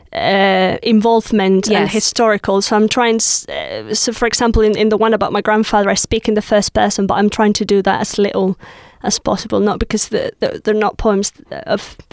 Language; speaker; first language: English; non-native, fluent; Spanish